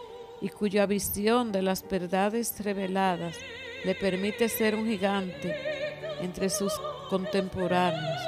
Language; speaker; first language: Spanish; native; Spanish